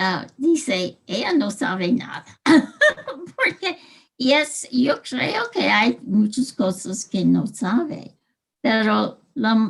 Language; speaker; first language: Spanish; early bilingual, heritage; English